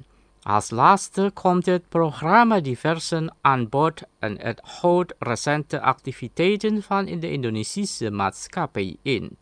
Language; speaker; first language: Dutch; non-native, learner; Indonesian